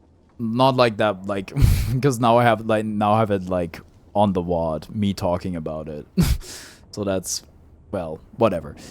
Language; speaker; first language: English; native; English